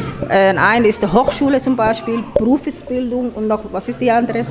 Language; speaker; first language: German; non-native, local second language; Somali